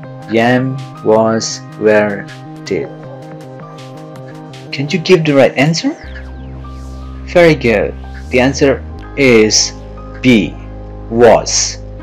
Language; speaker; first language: English; non-native, fluent; Indonesian